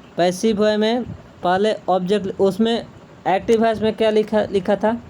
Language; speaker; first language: Hindi; native; Hindi